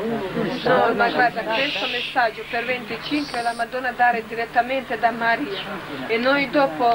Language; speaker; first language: Italian; non-native, learner; Croatian